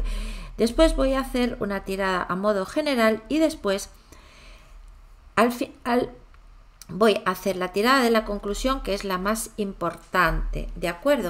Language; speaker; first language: Spanish; native; Spanish